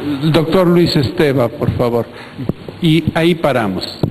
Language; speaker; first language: Spanish; native; Spanish